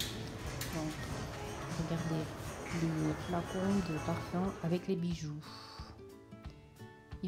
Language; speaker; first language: French; non-native, fluent; Russian